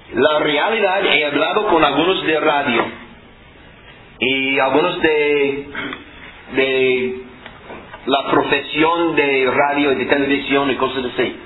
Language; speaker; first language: Spanish; non-native, fluent; English